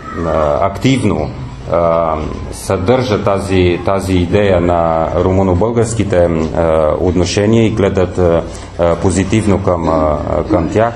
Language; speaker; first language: Bulgarian; non-native, fluent; Romanian